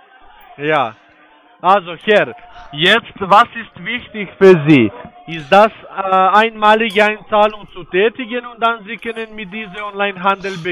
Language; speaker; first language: German; non-native, learner; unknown